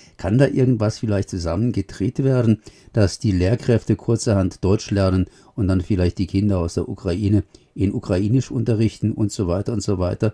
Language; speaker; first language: German; native; German